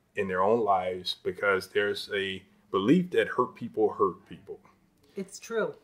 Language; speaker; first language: English; native; English